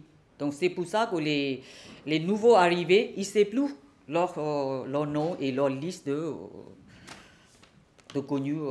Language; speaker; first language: French; non-native, learner; Burmese